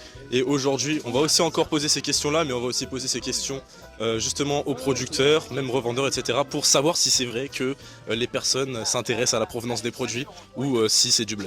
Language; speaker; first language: French; native; French